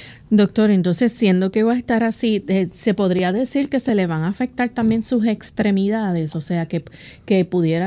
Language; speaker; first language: Spanish; native; Spanish